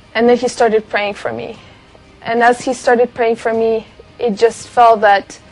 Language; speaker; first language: English; non-native, fluent; Russian